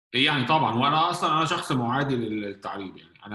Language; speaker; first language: Arabic; native; Arabic